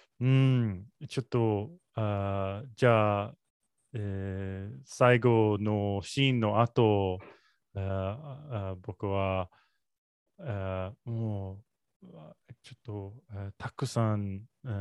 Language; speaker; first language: Japanese; non-native, learner; English